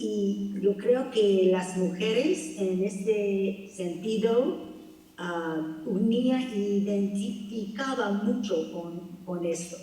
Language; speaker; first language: Spanish; non-native, fluent; English